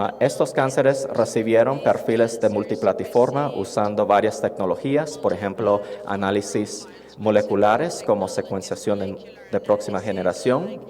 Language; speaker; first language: Spanish; non-native, fluent; English